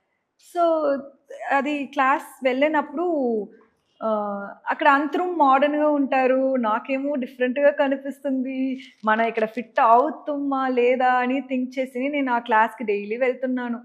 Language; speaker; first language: Telugu; non-native, local second language; Tamil